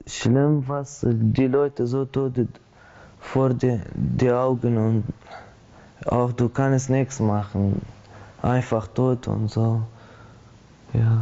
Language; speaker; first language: German; non-native, learner; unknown